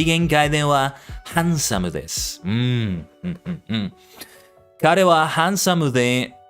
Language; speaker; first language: Japanese; non-native, learner; English